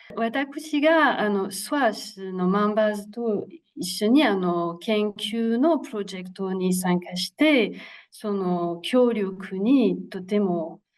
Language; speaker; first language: Japanese; non-native, learner; French